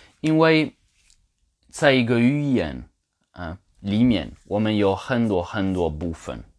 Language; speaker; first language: Chinese; non-native, learner; French